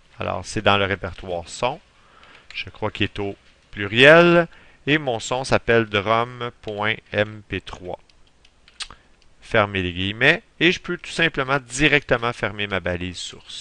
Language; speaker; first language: French; native; French